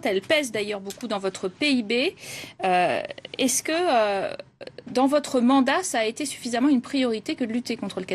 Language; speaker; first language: French; native; French